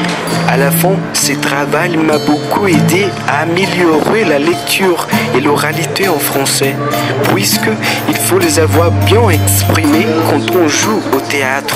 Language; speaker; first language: French; non-native, learner; Portuguese